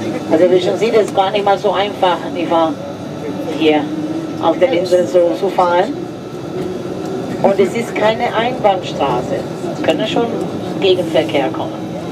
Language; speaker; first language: German; non-native, fluent; Spanish